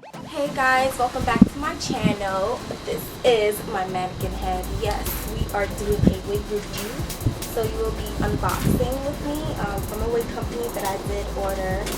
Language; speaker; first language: English; native; English